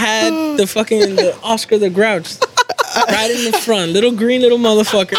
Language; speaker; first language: English; early bilingual, other home language; Spanish